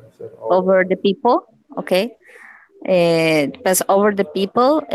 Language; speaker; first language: English; non-native, learner; Spanish